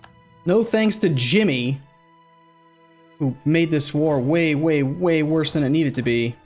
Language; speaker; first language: English; native; English